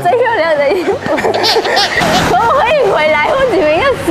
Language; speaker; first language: Chinese; non-native, learner; Vietnamese